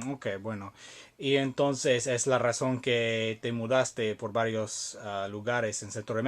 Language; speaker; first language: Spanish; non-native, fluent; English